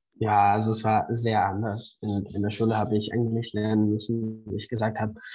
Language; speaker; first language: German; non-native, fluent; Spanish